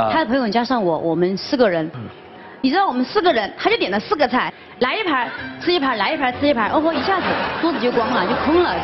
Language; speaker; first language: Chinese; native; Chinese